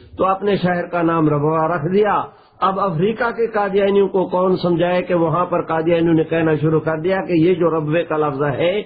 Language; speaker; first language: Urdu; non-native, local second language; Punjabi